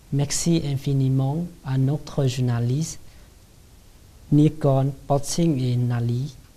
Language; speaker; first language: French; non-native, learner; Lao